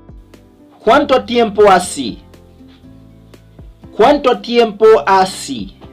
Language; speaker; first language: Spanish; non-native, learner; Haitian Creole